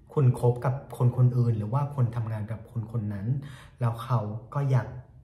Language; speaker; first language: Thai; non-native, fluent; Vietnamese